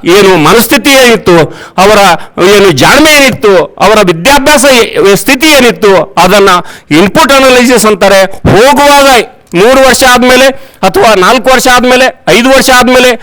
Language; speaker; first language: Kannada; native; Kannada